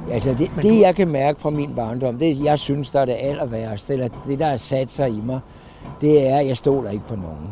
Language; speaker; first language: Danish; native; Danish